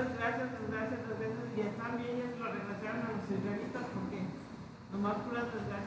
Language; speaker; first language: Spanish; native; Spanish